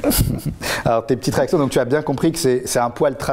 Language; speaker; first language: French; native; French